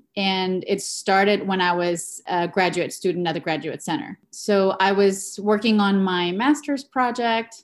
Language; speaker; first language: English; non-native, fluent; Spanish